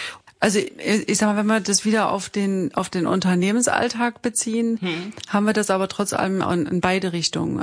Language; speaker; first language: German; native; German